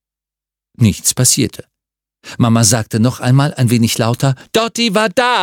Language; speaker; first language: German; native; German